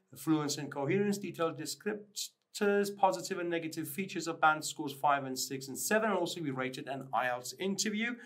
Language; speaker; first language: English; non-native, fluent; Persian